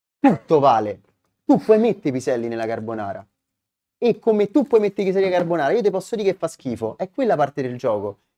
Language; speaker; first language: Italian; native; Italian